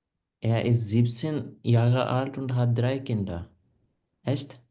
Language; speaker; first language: German; non-native, learner; Punjabi